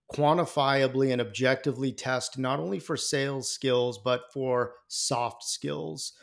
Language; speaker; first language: English; native; English